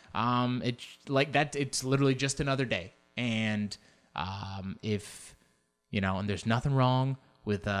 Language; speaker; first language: English; early bilingual, other home language; Spanish